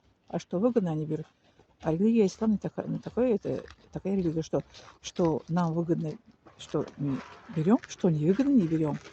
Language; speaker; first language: Russian; non-native, learner; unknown